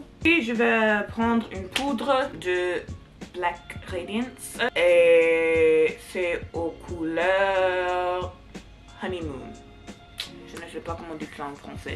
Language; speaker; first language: French; non-native, learner; English